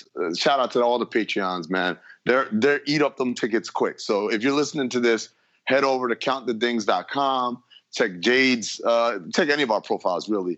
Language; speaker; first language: English; native; English